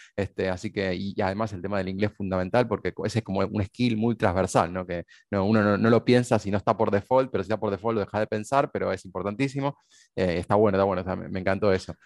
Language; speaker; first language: Spanish; native; Spanish